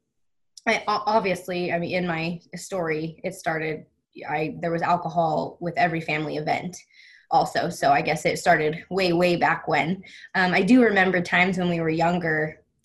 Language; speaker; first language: English; native; English